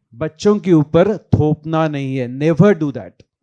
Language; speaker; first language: Hindi; non-native, local second language; Marathi